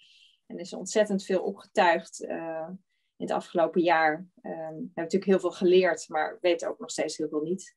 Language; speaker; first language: Dutch; native; Dutch